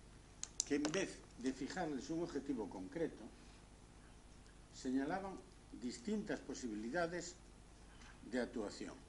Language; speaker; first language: Spanish; native; Spanish